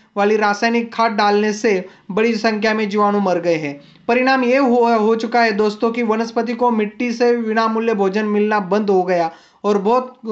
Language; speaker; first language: Hindi; non-native, local second language; Marathi